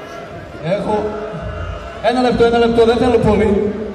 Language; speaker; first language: Greek; non-native, fluent; Portuguese